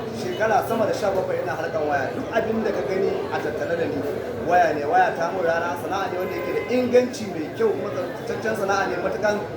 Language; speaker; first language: Hausa; native; Hausa